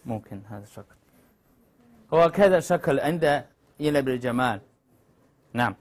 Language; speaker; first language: Arabic; non-native, learner; Chinese